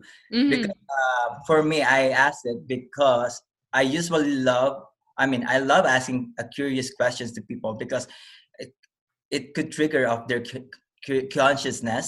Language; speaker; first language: English; non-native, local second language; Filipino